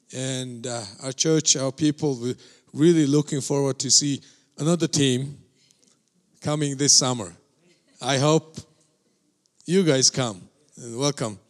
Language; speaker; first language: English; non-native, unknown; Mongolian